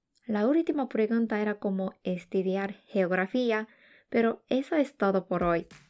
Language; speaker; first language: Spanish; non-native, fluent; Japanese